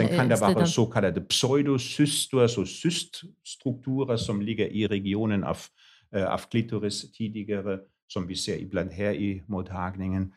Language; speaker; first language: Swedish; non-native, fluent; German